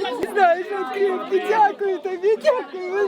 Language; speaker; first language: Ukrainian; non-native, local second language; Russian